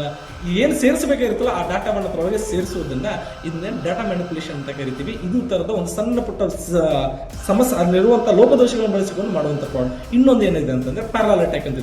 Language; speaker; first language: Kannada; native; Kannada